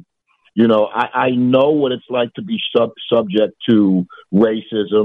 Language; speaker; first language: English; native; English